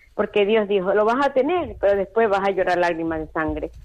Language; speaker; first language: Spanish; native; Spanish